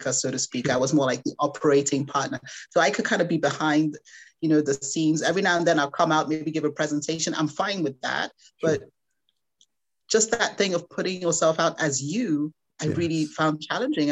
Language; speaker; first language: English; non-native, local second language; Igbo